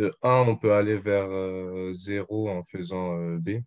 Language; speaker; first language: French; native; French